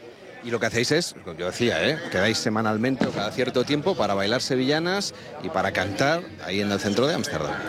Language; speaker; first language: Spanish; native; Spanish